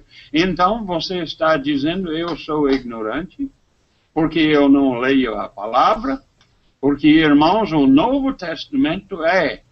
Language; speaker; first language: Portuguese; non-native, fluent; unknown